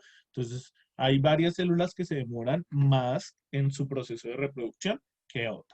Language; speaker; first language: Spanish; native; Spanish